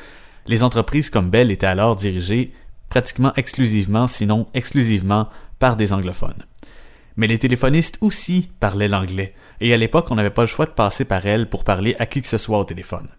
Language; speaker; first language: French; native; French